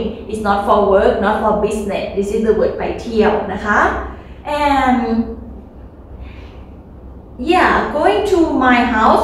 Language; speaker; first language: English; non-native, learner; Thai